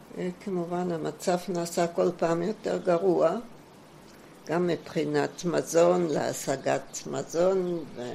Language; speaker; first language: Hebrew; non-native, fluent; German